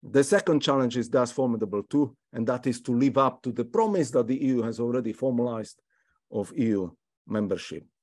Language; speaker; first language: English; non-native, fluent; Slovak